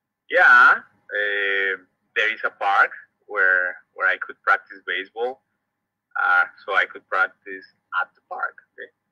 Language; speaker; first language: English; non-native, learner; Spanish